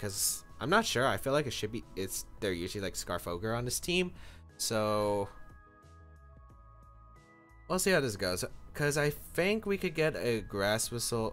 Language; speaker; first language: English; native; English